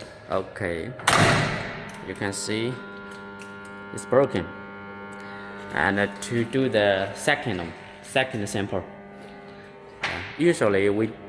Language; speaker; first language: English; non-native, learner; Chinese